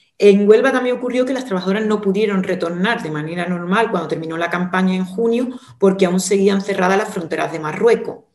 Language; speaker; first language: Spanish; native; Spanish